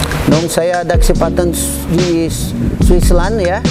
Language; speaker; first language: Indonesian; non-native, fluent; Portuguese